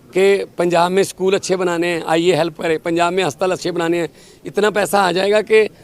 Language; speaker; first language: Hindi; non-native, local second language; Punjabi